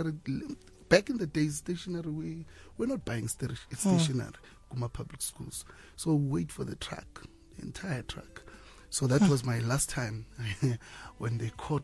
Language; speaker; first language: English; non-native, local second language; Zulu